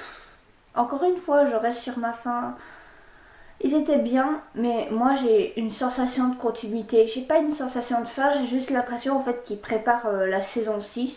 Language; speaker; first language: French; native; French